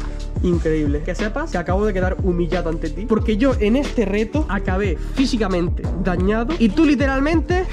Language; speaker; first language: Spanish; native; Spanish